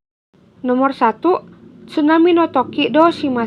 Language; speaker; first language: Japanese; non-native, fluent; Indonesian